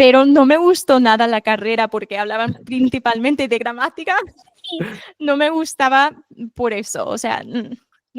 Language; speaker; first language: Spanish; non-native, fluent; English